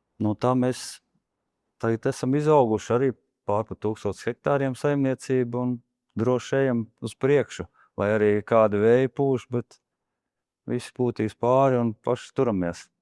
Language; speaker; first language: Latvian; native; Latvian